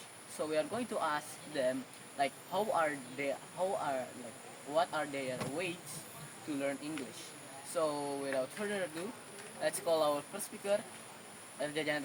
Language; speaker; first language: English; non-native, learner; Indonesian